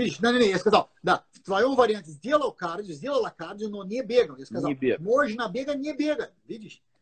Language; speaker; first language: Russian; non-native, learner; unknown